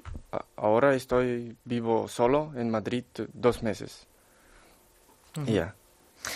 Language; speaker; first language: Spanish; non-native, learner; Ukrainian